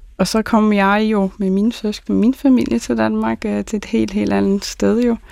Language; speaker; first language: Danish; early bilingual, other home language; Arabic